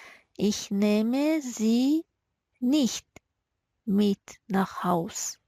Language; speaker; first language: German; non-native, fluent; Persian